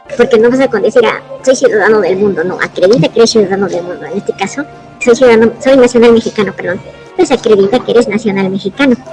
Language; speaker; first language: Spanish; native; Spanish